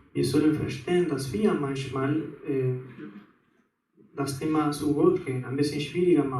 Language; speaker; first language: German; non-native, fluent; Spanish